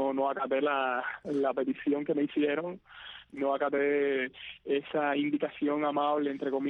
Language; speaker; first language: Spanish; native; Spanish